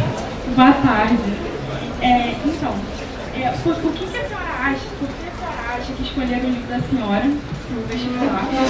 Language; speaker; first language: Portuguese; native; Portuguese